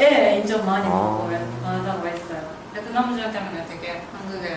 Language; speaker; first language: Korean; non-native, fluent; Japanese